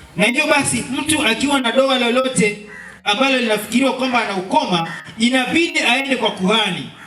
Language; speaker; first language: Swahili; non-native, local second language; Luo (Kenya and Tanzania)